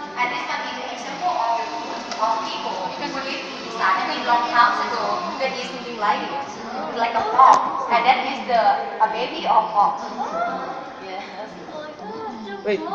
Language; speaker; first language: English; non-native, learner; Thai